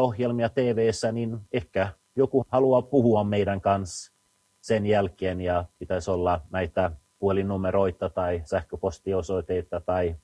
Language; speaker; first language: Finnish; early bilingual, heritage; Finnish